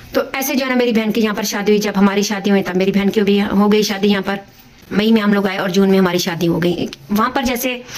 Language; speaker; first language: Hindi; native; Hindi